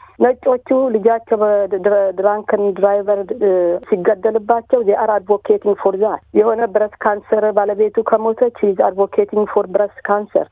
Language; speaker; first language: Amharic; native; Amharic